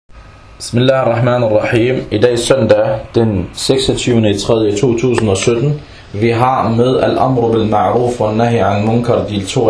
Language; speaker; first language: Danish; early bilingual, other home language; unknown